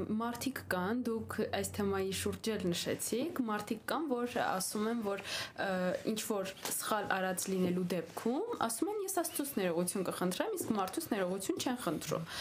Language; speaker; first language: Armenian; native; Armenian